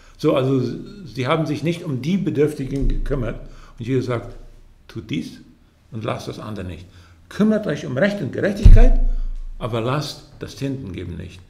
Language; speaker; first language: German; early bilingual, heritage; German